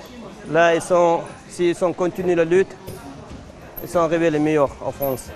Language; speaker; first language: French; non-native, learner; Chechen